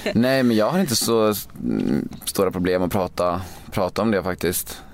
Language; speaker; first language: Swedish; native; Swedish